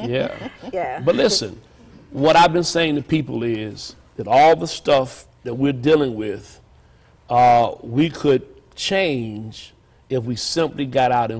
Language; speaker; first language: English; native; English